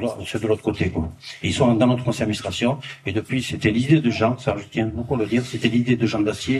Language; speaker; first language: French; native; French